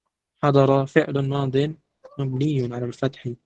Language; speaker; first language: Arabic; non-native, learner; Indonesian